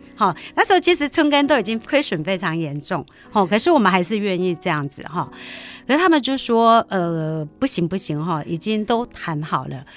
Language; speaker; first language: Chinese; native; Chinese